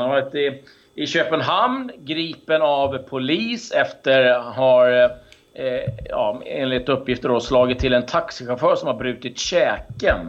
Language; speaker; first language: Swedish; native; Swedish